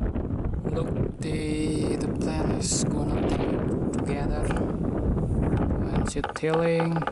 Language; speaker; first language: English; non-native, learner; Indonesian